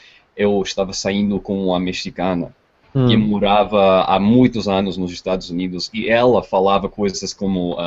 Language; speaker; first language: Portuguese; non-native, fluent; English